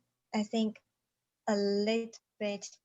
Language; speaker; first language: English; non-native, learner; Chinese